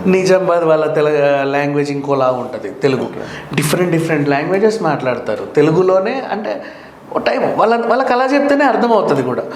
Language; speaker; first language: Telugu; native; Telugu